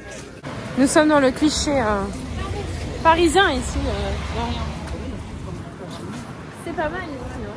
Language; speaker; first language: French; native; French